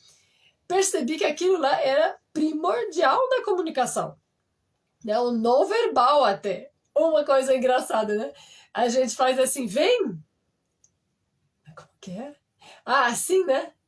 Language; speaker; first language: Portuguese; non-native, fluent; French